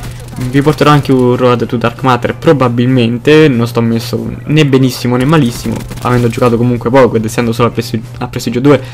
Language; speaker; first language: Italian; native; Italian